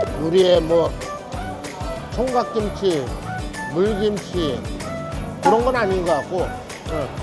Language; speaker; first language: Korean; native; Korean